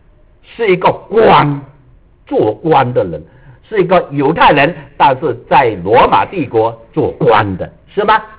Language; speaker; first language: Chinese; native; Chinese